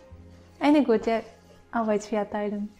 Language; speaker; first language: German; non-native, fluent; Japanese